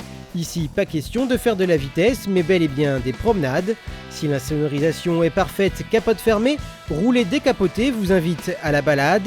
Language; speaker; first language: French; native; French